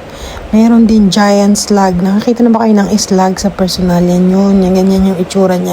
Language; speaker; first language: Filipino; native; Filipino